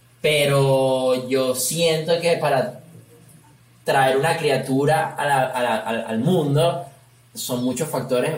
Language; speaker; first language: Spanish; native; Spanish